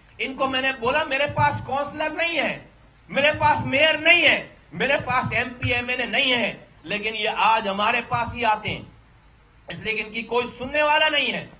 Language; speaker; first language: Urdu; native; Urdu